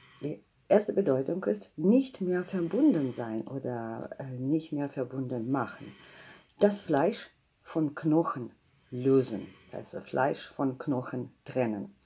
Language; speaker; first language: German; non-native, fluent; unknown